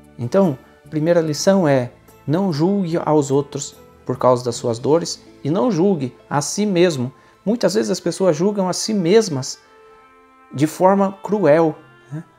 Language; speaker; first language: Portuguese; native; Portuguese